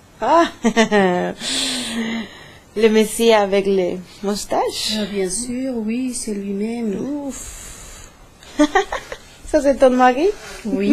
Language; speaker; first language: French; non-native, learner; Spanish